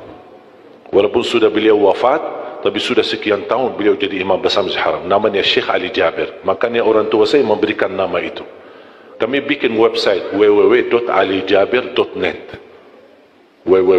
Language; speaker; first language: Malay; non-native, fluent; Arabic